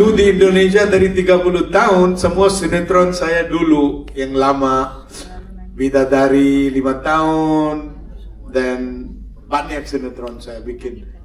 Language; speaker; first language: Indonesian; non-native, fluent; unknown